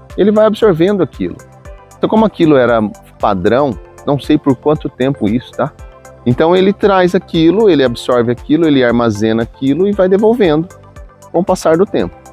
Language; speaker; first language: Portuguese; native; Portuguese